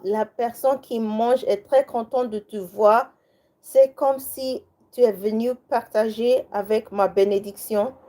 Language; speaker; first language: French; non-native, learner; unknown